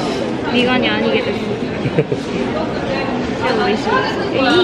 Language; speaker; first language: Korean; non-native, fluent; Japanese